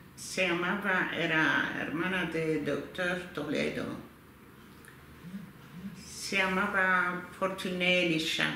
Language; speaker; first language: Spanish; early bilingual, heritage; Turkish